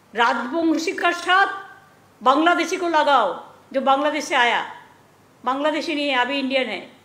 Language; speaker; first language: Hindi; non-native, local second language; Bangla